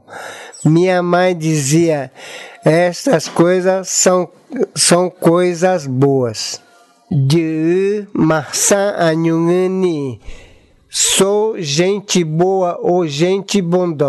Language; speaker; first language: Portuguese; non-native, local second language; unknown